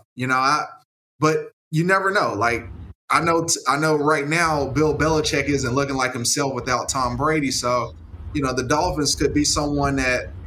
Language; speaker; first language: English; native; English